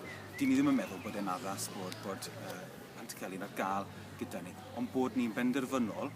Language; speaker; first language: Welsh; native; Welsh